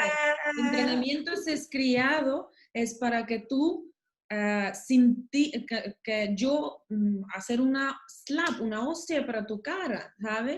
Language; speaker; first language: Spanish; non-native, learner; Russian